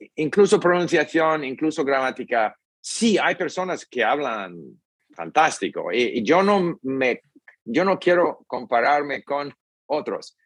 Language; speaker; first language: Spanish; non-native, fluent; English